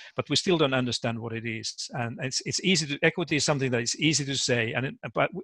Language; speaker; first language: English; non-native, fluent; Finnish